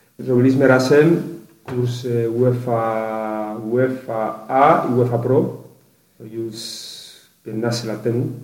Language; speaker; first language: Polish; non-native, learner; Spanish